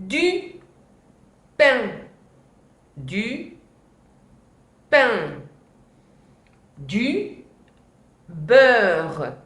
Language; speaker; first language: French; non-native, fluent; Spanish